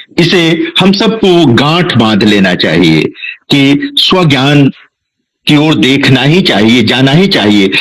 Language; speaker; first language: Hindi; non-native, local second language; Bhojpuri